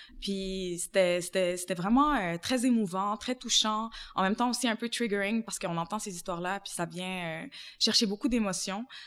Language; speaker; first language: French; native; French